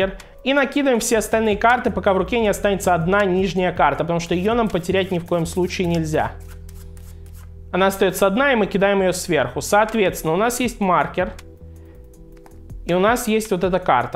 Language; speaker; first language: Russian; native; Russian